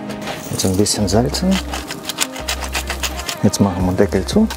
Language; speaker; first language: German; non-native, learner; Russian